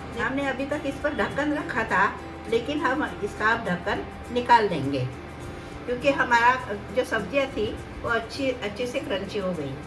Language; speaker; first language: Hindi; non-native, local second language; Marathi